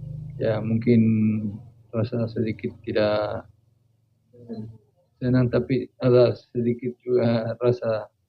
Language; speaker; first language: Indonesian; non-native, fluent; Spanish